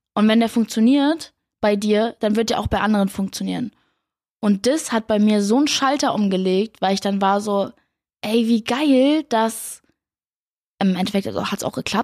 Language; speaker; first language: German; native; German